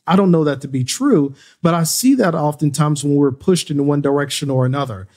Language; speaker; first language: English; native; English